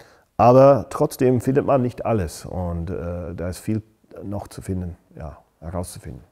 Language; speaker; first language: German; non-native, fluent; English